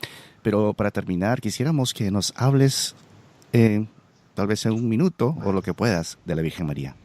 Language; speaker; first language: Spanish; native; Spanish